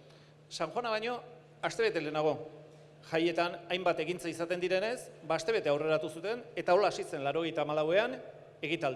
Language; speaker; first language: Basque; native; Basque